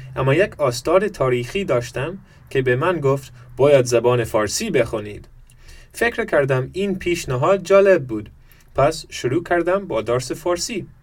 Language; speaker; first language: Persian; non-native, learner; German